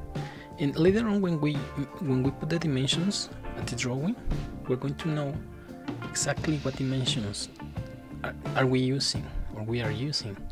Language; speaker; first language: English; non-native, fluent; Spanish